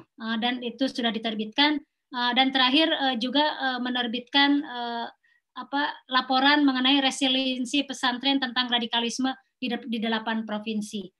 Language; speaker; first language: Indonesian; non-native, local second language; Sundanese